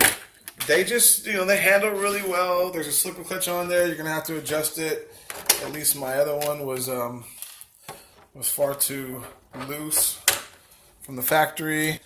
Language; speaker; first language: English; native; English